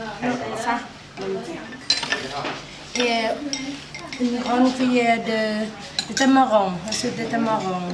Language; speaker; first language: French; non-native, learner; Thai